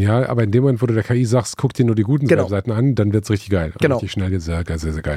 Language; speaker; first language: German; native; German